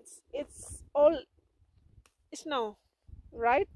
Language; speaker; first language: English; non-native, local second language; Filipino